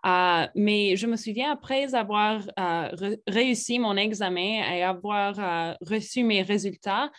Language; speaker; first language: French; non-native, fluent; English